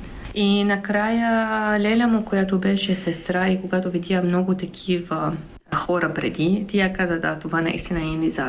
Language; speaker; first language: Bulgarian; non-native, fluent; Arabic